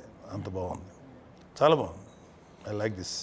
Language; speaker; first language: Telugu; native; Telugu